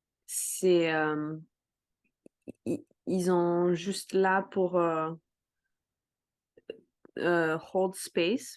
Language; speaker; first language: French; non-native, fluent; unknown